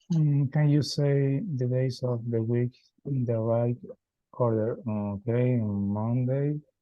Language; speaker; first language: English; non-native, learner; Spanish